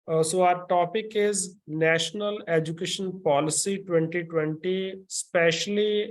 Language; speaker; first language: English; non-native, local second language; Punjabi